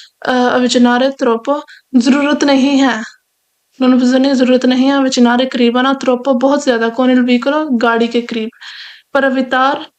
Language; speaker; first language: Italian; non-native, fluent; Urdu